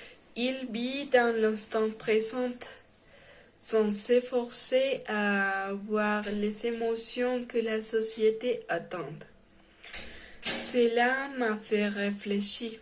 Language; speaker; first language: French; non-native, learner; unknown